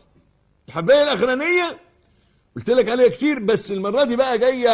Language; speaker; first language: Arabic; native; Arabic